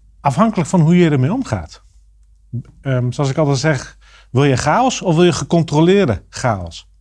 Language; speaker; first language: Dutch; native; Dutch